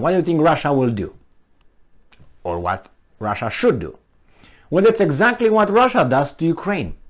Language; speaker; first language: English; non-native, fluent; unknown